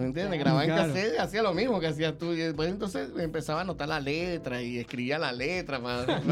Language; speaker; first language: Spanish; native; Spanish